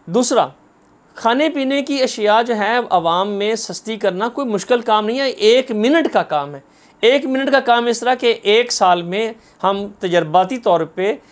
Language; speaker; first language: Urdu; non-native, local second language; Punjabi